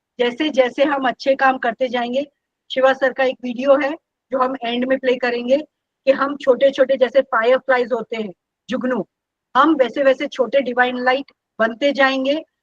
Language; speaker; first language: Hindi; non-native, local second language; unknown